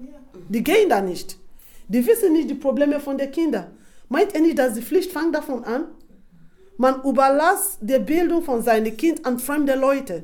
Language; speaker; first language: German; non-native, fluent; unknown